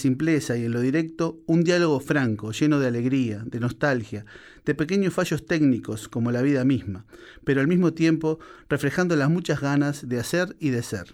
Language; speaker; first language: Spanish; native; Spanish